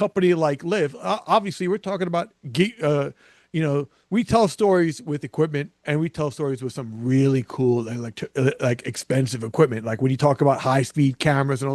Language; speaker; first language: English; native; English